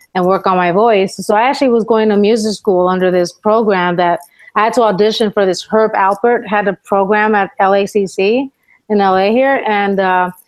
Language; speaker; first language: English; early bilingual, other home language; Spanish